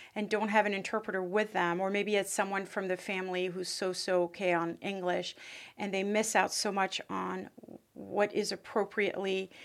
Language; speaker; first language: English; early bilingual, other home language; French